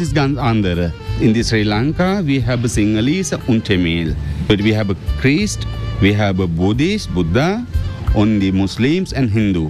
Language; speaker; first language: German; non-native, learner; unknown